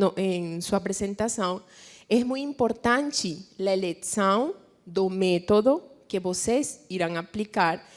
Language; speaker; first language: Portuguese; non-native, fluent; Spanish